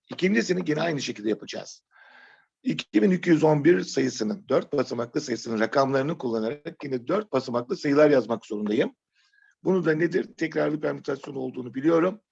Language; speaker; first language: Turkish; native; Turkish